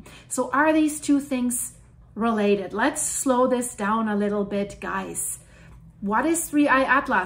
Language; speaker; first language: English; non-native, fluent; German